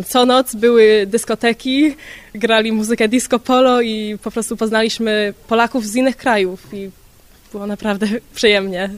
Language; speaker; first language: Polish; early bilingual, heritage; Polish